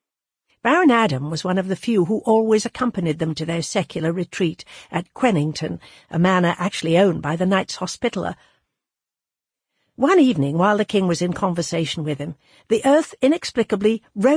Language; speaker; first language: English; native; English